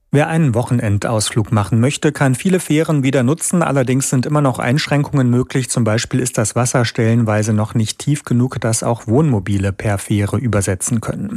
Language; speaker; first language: German; native; German